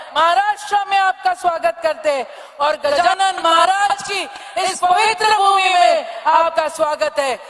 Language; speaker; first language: Hindi; non-native, local second language; Marathi